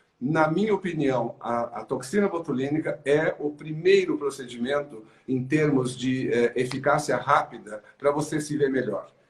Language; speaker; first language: Portuguese; native; Portuguese